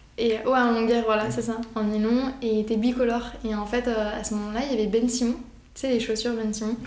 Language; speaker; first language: French; early bilingual, other home language; Arabic